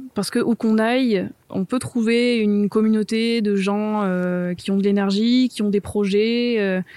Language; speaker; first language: French; native; French